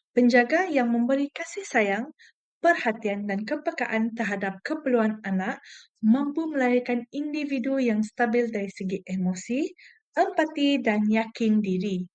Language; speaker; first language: Malay; non-native, local second language; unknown